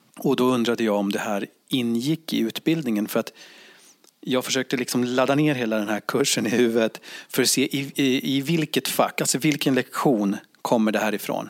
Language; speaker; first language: Swedish; native; Swedish